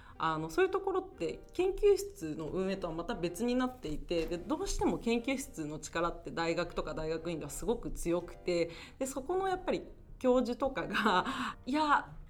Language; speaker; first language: Japanese; native; Japanese